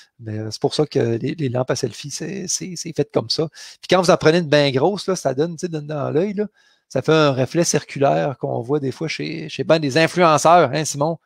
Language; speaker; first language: French; native; French